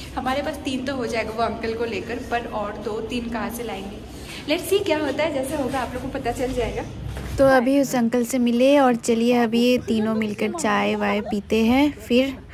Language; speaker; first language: Hindi; non-native, local second language; Bangla